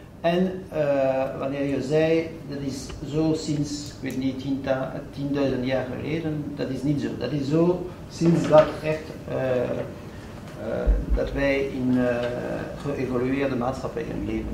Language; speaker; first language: Dutch; non-native, fluent; French